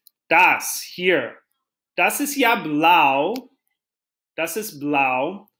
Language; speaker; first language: German; non-native, fluent; English